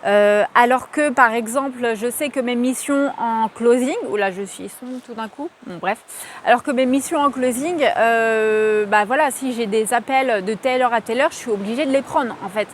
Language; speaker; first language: French; native; French